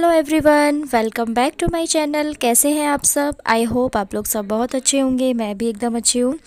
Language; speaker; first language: Hindi; native; Hindi